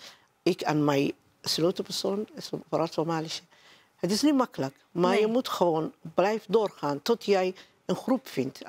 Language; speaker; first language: Dutch; non-native, learner; Somali